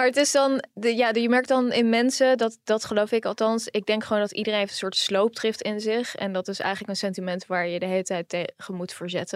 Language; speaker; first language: Dutch; native; Dutch